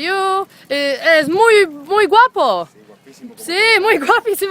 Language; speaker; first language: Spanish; non-native, learner; Polish